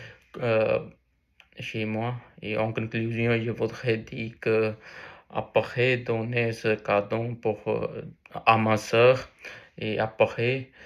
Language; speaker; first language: French; non-native, learner; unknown